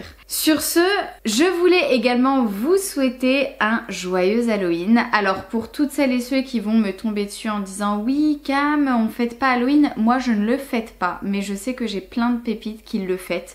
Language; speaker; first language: French; native; French